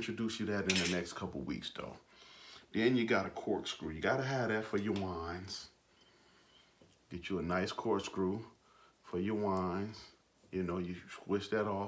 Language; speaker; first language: English; native; English